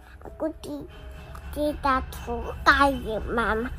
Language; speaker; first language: Indonesian; early bilingual, heritage; Indonesian